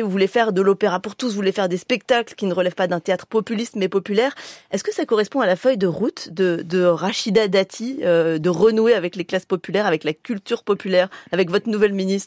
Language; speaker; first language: French; native; French